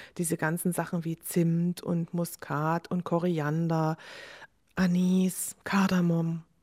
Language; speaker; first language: German; native; German